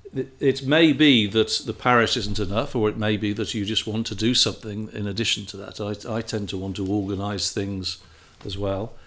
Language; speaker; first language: English; native; English